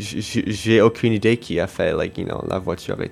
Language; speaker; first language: French; non-native, local second language; English